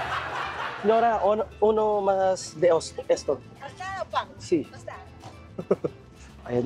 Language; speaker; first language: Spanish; non-native, learner; Filipino